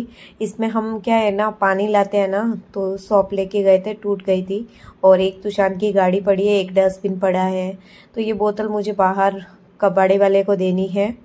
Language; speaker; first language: Hindi; native; Hindi